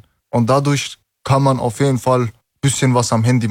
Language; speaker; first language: German; early bilingual, other home language; Turkish